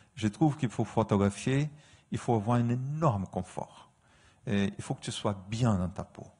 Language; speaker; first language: French; non-native, fluent; Portuguese